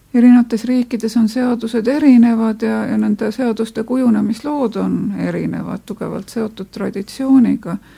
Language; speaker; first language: Estonian; native; Estonian